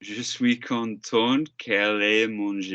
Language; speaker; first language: French; non-native, learner; English